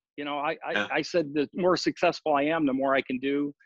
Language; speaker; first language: English; native; English